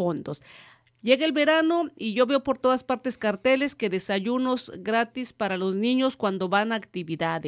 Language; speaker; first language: Spanish; native; Spanish